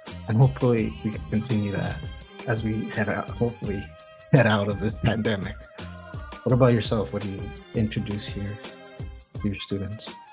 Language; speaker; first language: English; early bilingual, other home language; Spanish